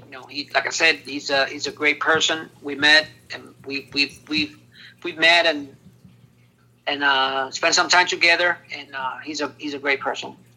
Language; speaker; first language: English; early bilingual, other home language; Spanish